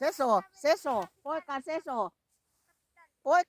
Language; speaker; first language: Finnish; non-native, learner; Thai